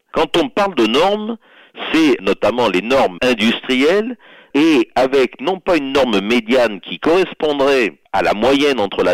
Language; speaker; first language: French; native; French